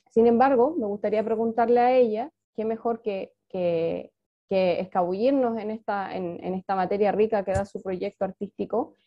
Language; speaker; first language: Spanish; native; Spanish